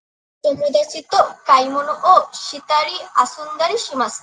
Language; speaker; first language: Japanese; non-native, learner; Bangla